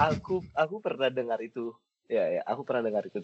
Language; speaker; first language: Indonesian; native; Indonesian